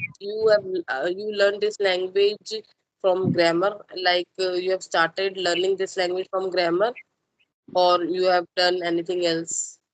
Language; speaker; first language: English; non-native, local second language; Hindi